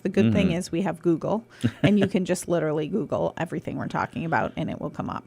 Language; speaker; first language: English; native; English